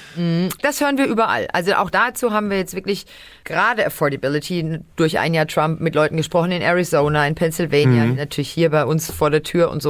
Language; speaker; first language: German; native; German